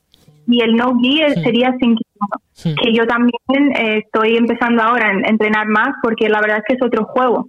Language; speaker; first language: Spanish; non-native, fluent; Portuguese